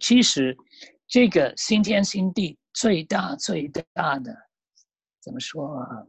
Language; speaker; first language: Chinese; non-native, fluent; English